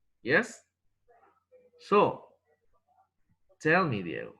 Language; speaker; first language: English; non-native, fluent; Spanish